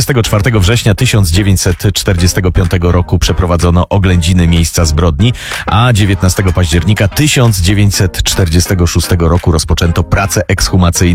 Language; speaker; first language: Polish; native; Polish